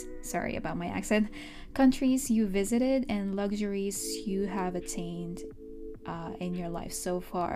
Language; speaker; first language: English; non-native, local second language; Filipino